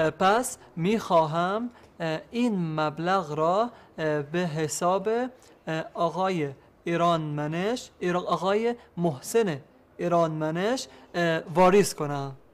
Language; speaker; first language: Persian; non-native, learner; Arabic